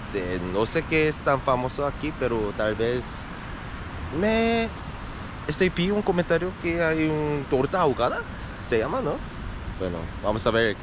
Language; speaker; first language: Spanish; non-native, learner; Korean